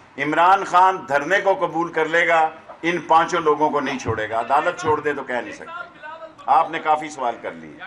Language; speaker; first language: Urdu; non-native, local second language; Punjabi